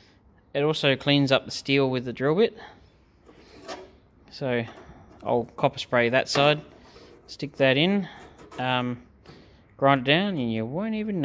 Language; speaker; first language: English; native; English